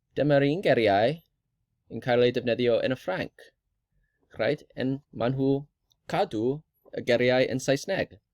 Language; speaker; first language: Welsh; non-native, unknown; English